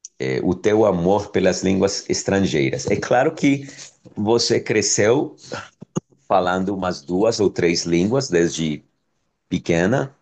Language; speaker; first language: Portuguese; non-native, fluent; Spanish